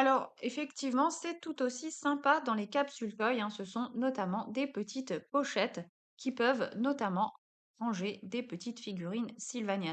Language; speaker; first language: French; native; French